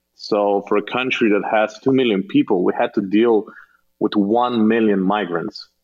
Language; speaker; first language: English; non-native, fluent; Slovenian